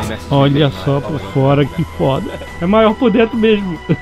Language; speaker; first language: Portuguese; native; Portuguese